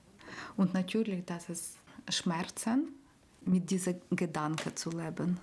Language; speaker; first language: German; non-native, learner; Ukrainian